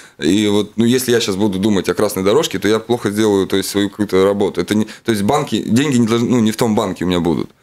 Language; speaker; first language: Russian; native; Russian